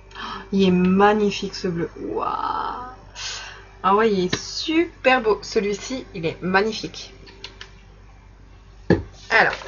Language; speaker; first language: French; native; French